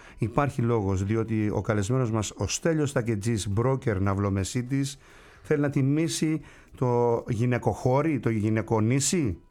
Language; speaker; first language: Greek; native; Greek